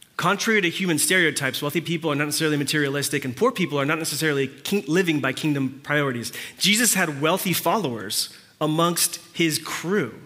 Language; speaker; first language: English; early bilingual, other home language; Spanish